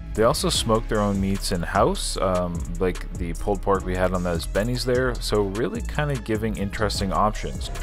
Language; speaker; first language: English; native; English